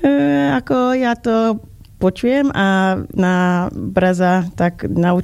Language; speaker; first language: Slovak; non-native, learner; English